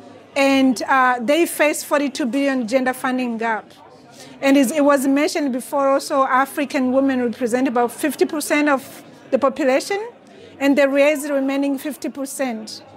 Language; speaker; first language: English; non-native, fluent; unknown